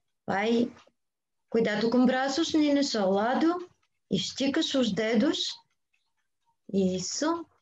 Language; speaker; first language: Portuguese; non-native, learner; Bulgarian